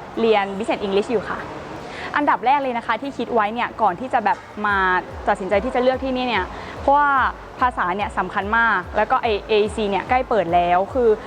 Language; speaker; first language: Thai; native; Thai